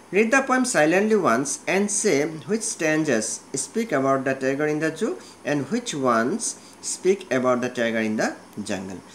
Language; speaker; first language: English; non-native, local second language; Assamese